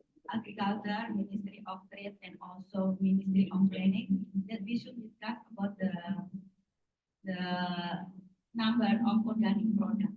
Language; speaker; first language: English; non-native, learner; Indonesian